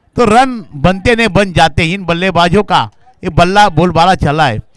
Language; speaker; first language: Hindi; non-native, local second language; Marathi